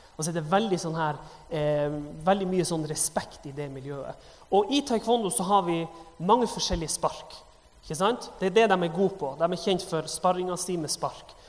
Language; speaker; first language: Norwegian; native; Norwegian